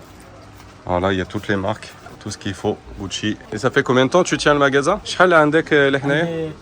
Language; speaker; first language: French; native; French